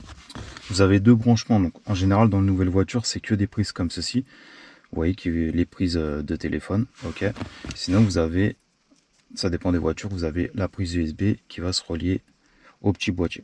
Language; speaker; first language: French; native; French